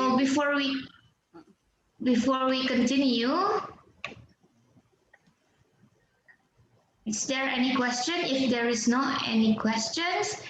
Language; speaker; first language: English; non-native, fluent; Indonesian